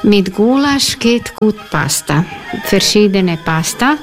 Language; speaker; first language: German; non-native, learner; Croatian